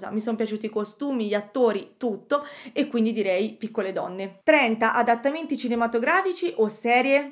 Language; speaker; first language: Italian; native; Italian